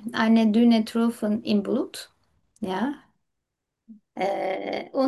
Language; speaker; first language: German; non-native, learner; Turkish